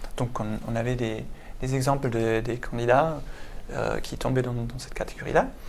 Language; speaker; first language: French; non-native, fluent; German